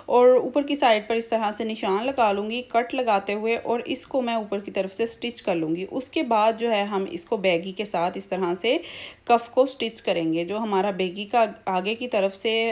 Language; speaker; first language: Urdu; native; Urdu